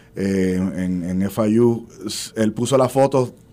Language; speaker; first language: Spanish; native; Spanish